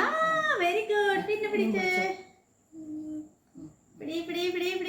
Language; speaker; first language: Malayalam; non-native, learner; Bangla